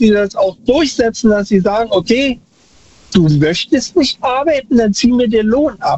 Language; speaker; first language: German; native; German